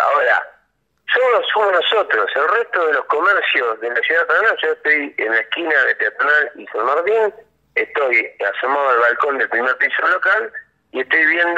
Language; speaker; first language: Spanish; native; Spanish